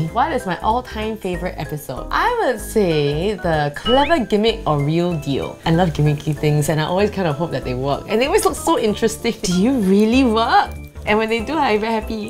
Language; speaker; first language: English; native; English